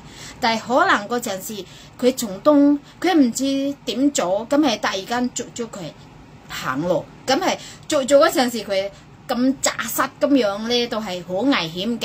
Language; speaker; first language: Cantonese; non-native, fluent; Indonesian